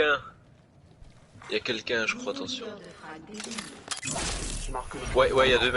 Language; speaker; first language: French; native; French